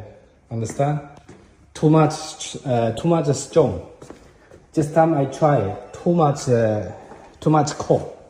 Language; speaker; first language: English; non-native, learner; Chinese